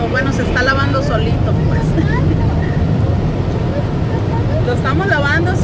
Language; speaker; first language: Spanish; native; Spanish